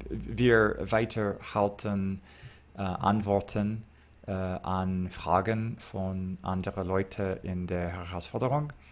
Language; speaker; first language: German; non-native, learner; English